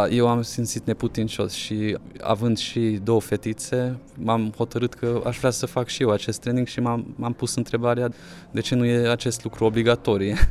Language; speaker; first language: Romanian; non-native, local second language; Hungarian